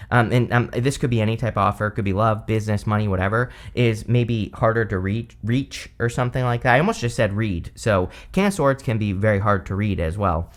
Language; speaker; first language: English; native; English